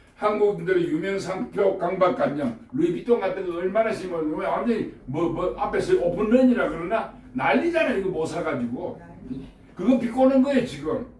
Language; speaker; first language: Korean; native; Korean